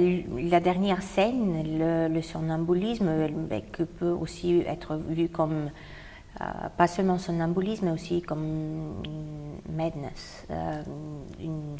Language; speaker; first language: French; non-native, fluent; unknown